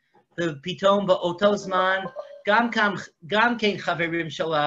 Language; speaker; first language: Hebrew; non-native, fluent; English